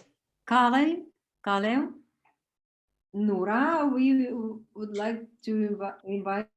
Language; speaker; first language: English; non-native, learner; Romanian